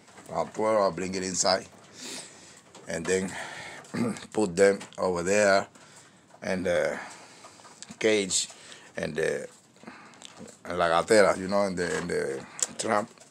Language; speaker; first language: English; non-native, learner; Spanish